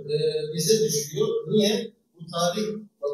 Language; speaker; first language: Turkish; native; Turkish